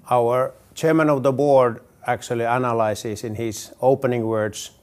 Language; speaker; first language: English; non-native, fluent; Finnish